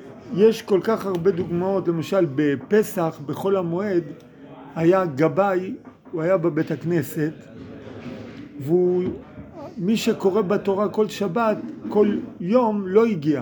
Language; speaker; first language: Hebrew; non-native, fluent; English